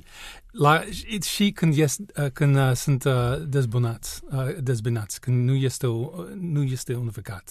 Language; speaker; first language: Romanian; non-native, learner; English